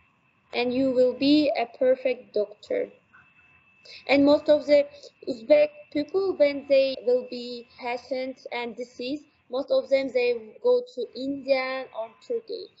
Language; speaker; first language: English; non-native, learner; Uzbek